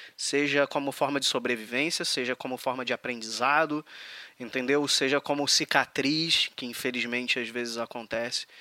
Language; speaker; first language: Portuguese; native; Portuguese